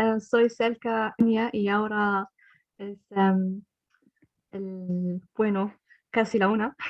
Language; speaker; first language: Spanish; non-native, learner; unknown